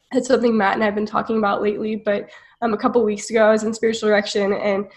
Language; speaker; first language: English; native; English